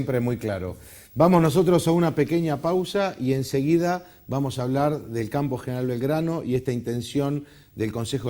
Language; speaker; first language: Spanish; native; Spanish